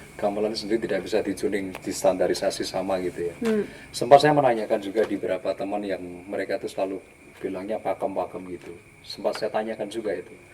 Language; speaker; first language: Indonesian; native; Indonesian